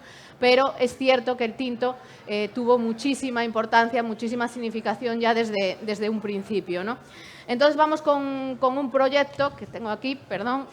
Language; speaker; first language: Spanish; native; Spanish